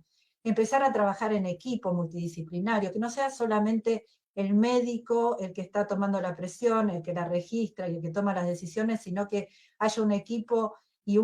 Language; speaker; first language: Spanish; native; Spanish